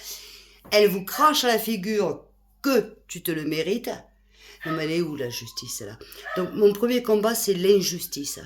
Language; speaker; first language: French; native; French